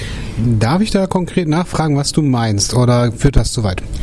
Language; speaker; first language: German; native; German